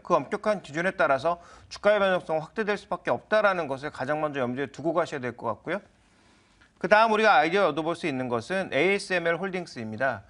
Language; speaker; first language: Korean; native; Korean